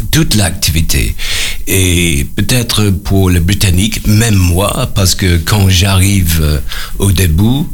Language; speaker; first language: French; non-native, learner; English